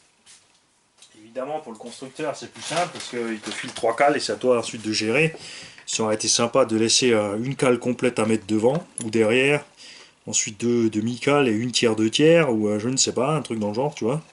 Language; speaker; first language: French; native; French